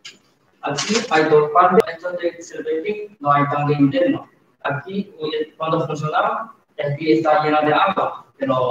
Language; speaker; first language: Spanish; non-native, learner; Chinese